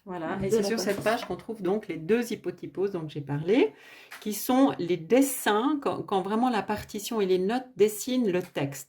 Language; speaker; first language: French; native; French